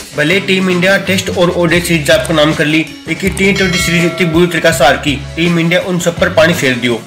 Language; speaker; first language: Hindi; native; Hindi